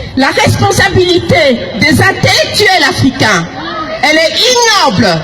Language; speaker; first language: French; early bilingual, other home language; Lingala